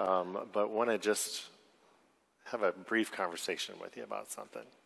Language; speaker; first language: English; native; English